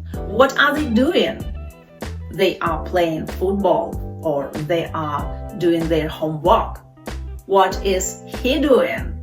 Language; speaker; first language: English; non-native, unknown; Ukrainian